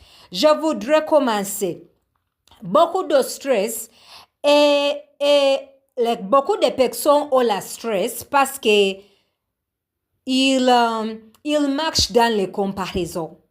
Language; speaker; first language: French; non-native, learner; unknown